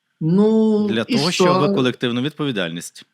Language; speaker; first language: Ukrainian; native; Ukrainian